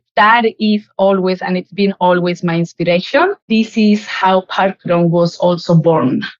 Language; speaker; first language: English; non-native, fluent; Spanish